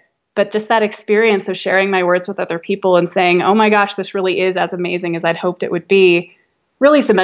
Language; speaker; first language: English; native; English